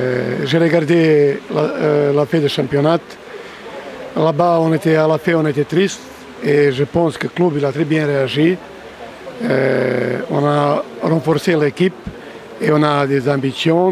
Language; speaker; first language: French; non-native, fluent; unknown